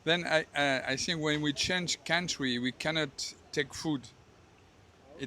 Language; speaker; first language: English; non-native, learner; French